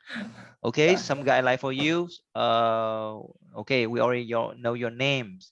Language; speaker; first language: English; non-native, learner; Vietnamese